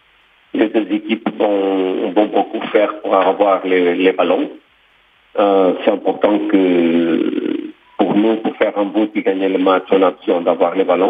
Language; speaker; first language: French; non-native, fluent; Portuguese